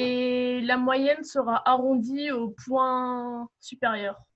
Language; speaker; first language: French; native; French